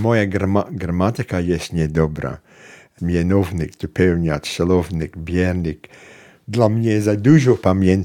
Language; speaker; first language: Polish; non-native, learner; English